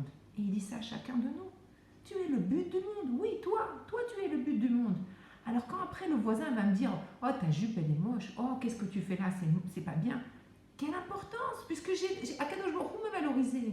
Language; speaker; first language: French; native; French